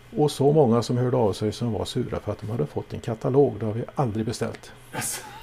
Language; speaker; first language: Swedish; native; Swedish